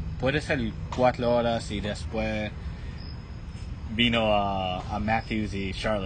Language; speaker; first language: Spanish; non-native, fluent; English